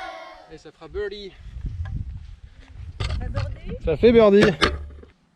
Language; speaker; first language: French; native; French